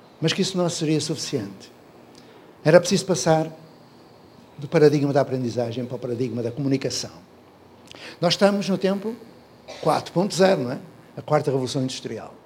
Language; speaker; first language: Portuguese; native; Portuguese